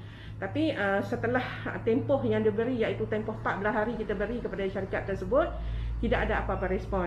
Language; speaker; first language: Malay; native; Malay